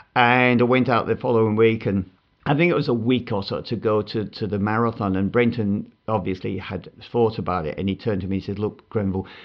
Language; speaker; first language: English; native; English